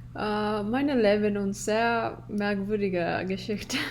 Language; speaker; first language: German; non-native, learner; English